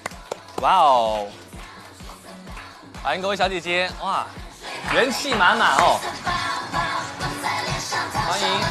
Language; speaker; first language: Chinese; native; Chinese